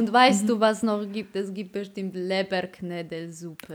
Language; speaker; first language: German; early bilingual, other home language; Polish